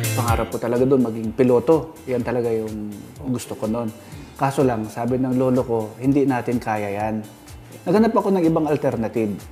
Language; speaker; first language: Filipino; non-native, local second language; Hiligaynon